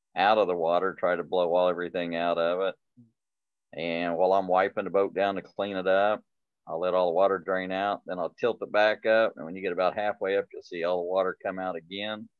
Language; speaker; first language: English; native; English